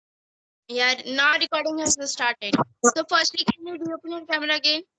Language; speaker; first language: English; non-native, learner; Hindi